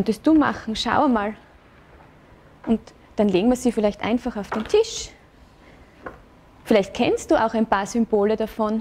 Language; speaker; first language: German; native; German